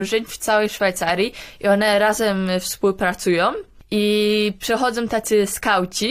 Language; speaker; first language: Polish; early bilingual, heritage; Polish